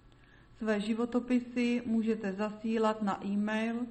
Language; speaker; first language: Czech; native; Czech